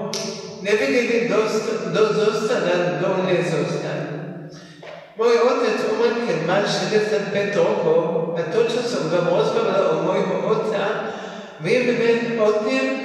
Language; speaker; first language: Slovak; early bilingual, heritage; Slovak